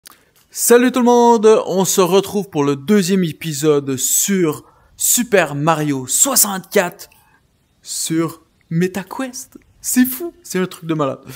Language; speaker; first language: French; native; French